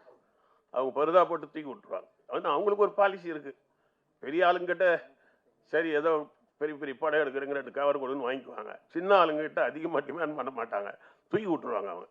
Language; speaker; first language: Tamil; native; Tamil